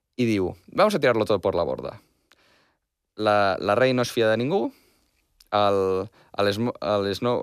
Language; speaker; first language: Spanish; non-native, local second language; Catalan